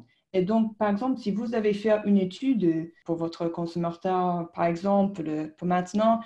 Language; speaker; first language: French; non-native, fluent; English